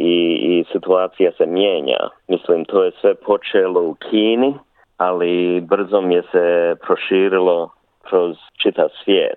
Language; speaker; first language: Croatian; early bilingual, heritage; Bosnian